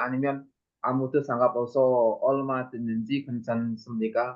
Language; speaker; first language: Korean; non-native, learner; Indonesian